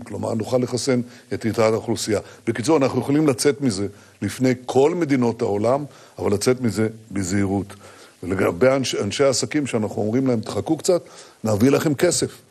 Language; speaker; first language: Hebrew; native; Hebrew